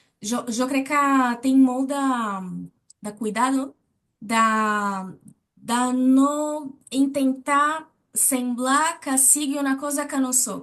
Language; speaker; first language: Catalan; non-native, learner; Portuguese